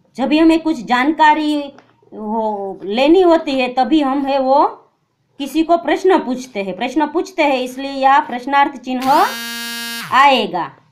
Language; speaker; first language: Hindi; non-native, local second language; Gujarati